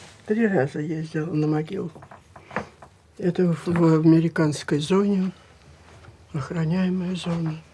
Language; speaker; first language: Russian; native; Russian